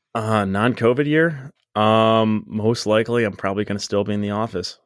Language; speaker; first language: English; native; English